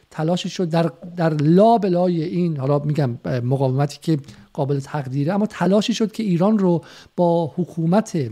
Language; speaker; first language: Persian; native; Persian